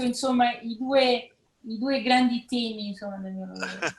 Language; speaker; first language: Italian; native; Italian